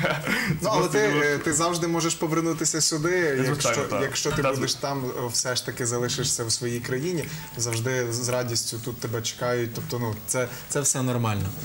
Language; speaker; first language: Ukrainian; native; Ukrainian